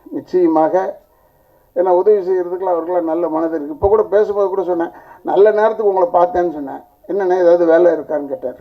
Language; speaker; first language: Tamil; non-native, local second language; Telugu